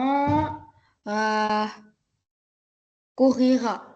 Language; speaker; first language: French; non-native, learner; Arabic